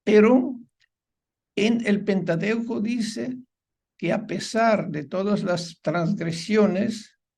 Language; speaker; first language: Spanish; non-native, fluent; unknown